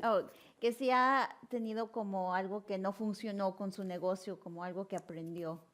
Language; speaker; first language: Spanish; early bilingual, heritage; Spanish